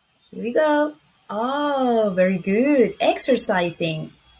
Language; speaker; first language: English; non-native, fluent; Spanish